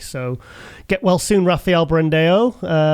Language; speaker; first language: English; native; English